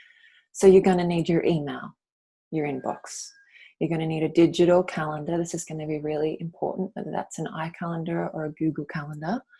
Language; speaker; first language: English; native; English